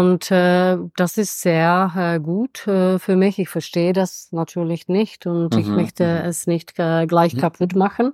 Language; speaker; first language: German; non-native, fluent; Czech